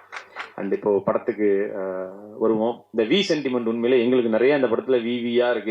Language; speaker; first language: Tamil; native; Tamil